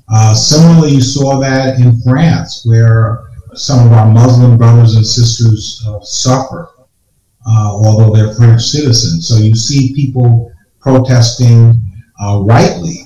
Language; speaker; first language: English; native; English